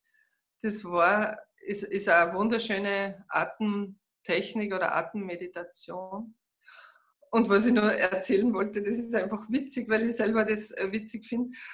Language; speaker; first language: German; native; German